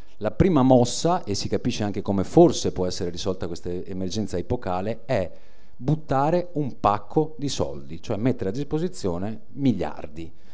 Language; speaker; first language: Italian; native; Italian